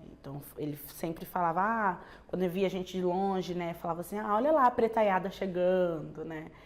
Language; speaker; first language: Portuguese; early bilingual, other home language; French